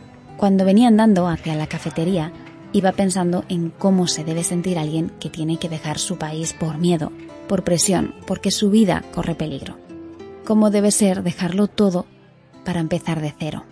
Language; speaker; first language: Spanish; native; Spanish